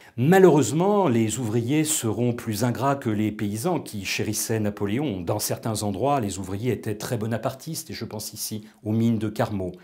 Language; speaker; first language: French; native; French